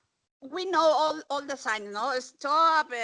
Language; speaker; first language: English; non-native, learner; Spanish